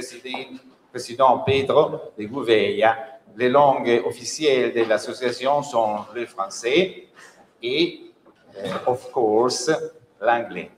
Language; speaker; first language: French; non-native, fluent; Italian